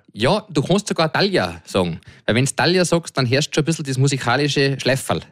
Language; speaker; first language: German; native; German